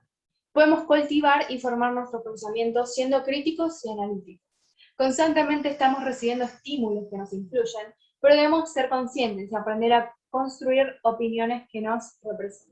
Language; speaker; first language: Spanish; native; Spanish